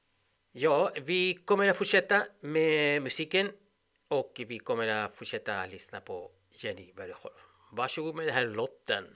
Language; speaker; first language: Swedish; non-native, fluent; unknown